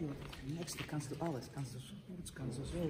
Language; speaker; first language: German; non-native, learner; Dutch